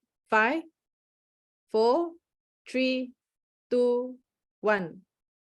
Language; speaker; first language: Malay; non-native, local second language; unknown